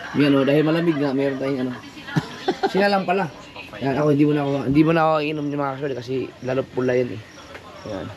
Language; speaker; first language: Filipino; non-native, local second language; Cebuano